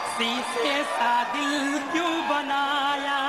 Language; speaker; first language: Hindi; native; Hindi